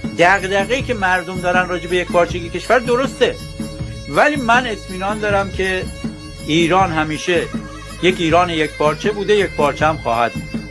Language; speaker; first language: Persian; non-native, local second language; Kurdish